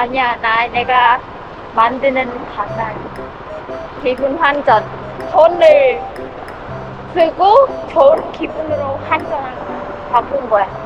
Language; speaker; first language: Korean; non-native, learner; Khmer